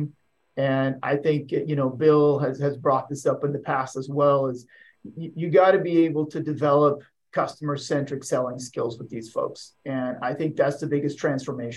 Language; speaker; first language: English; non-native, fluent; Swedish